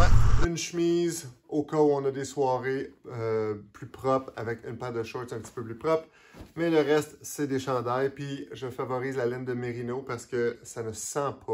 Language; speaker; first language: French; native; French